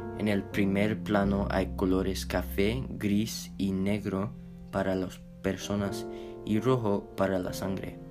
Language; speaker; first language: Spanish; non-native, learner; English